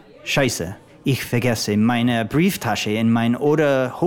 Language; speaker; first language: German; non-native, learner; English